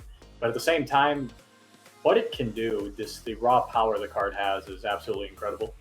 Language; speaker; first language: English; native; English